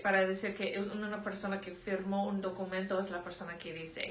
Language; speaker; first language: Spanish; non-native, fluent; English